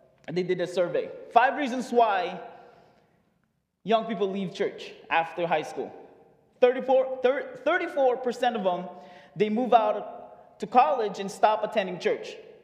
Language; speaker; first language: English; non-native, local second language; Filipino